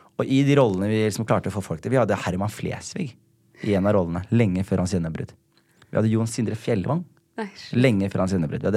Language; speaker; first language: Norwegian; early bilingual, other home language; Somali